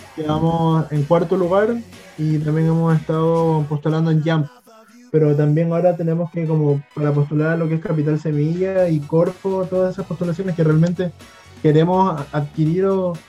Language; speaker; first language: Spanish; native; Spanish